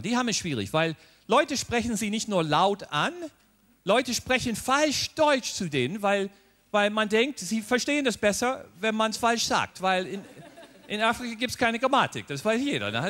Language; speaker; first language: German; non-native, fluent; English